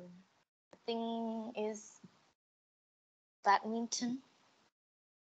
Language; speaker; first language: English; non-native, learner; Vietnamese